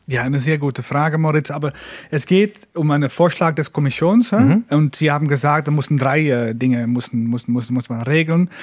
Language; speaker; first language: German; non-native, fluent; Dutch